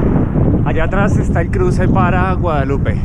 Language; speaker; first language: Spanish; native; Spanish